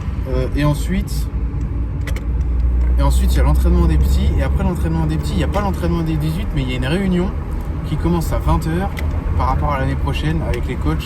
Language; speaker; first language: French; native; French